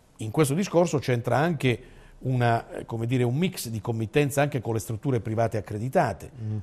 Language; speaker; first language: Italian; native; Italian